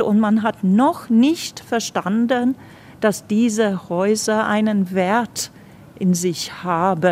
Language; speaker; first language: German; non-native, fluent; Swedish